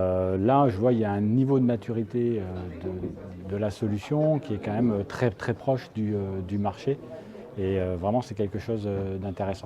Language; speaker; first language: French; native; French